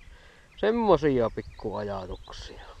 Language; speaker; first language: Finnish; native; Finnish